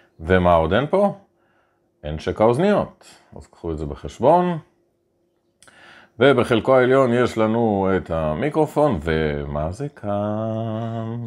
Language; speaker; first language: Hebrew; native; Hebrew